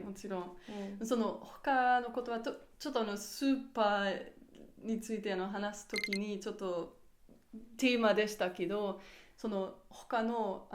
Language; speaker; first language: Japanese; non-native, learner; German